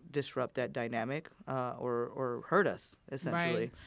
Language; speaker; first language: English; native; English